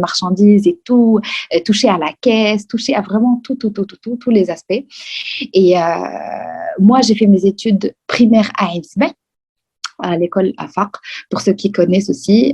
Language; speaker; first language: French; non-native, local second language; Arabic